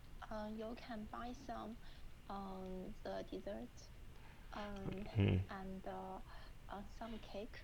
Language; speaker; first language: English; non-native, learner; Chinese